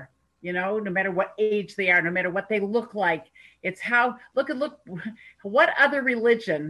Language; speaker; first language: English; native; English